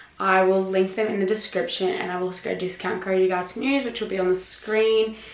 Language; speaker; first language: English; native; English